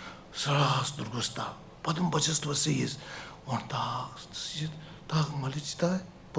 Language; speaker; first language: Russian; non-native, learner; Tibetan